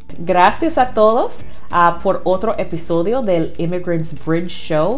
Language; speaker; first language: Spanish; non-native, learner; English